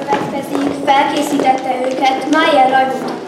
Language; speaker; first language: Hungarian; native; Hungarian